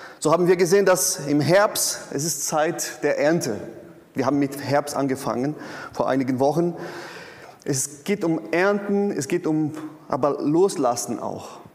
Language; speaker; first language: German; non-native, fluent; Portuguese